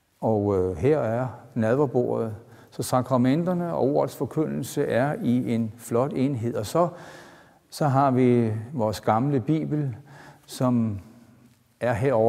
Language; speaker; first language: Danish; native; Danish